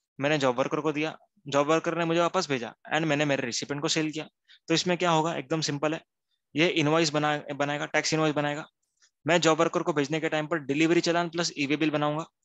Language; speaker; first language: Hindi; non-native, local second language; Gujarati